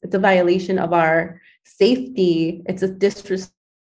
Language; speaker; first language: English; early bilingual, other home language; Spanish